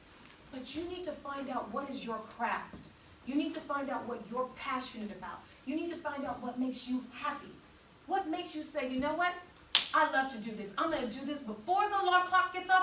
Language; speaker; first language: English; native; English